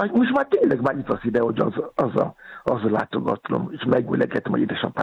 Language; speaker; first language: Hungarian; non-native, fluent; Yoruba